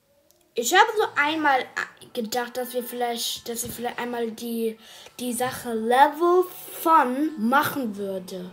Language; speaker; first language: German; early bilingual, other home language; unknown